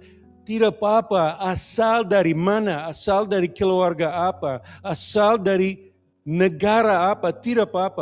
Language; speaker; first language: Indonesian; non-native, learner; English